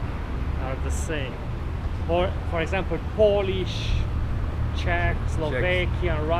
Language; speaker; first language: English; non-native, fluent; Romanian